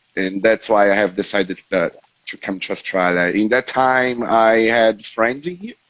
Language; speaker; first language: English; non-native, fluent; Portuguese